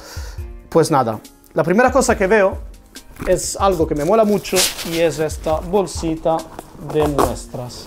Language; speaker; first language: Spanish; non-native, fluent; Italian